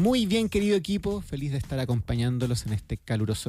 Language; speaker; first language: Spanish; native; Spanish